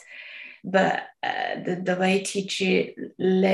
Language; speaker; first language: English; non-native, learner; Japanese